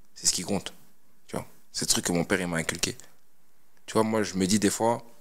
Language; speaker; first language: French; native; French